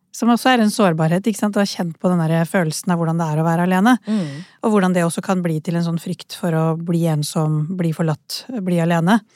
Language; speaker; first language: Norwegian; early bilingual, other home language; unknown